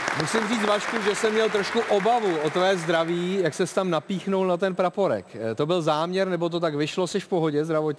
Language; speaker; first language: Czech; native; Czech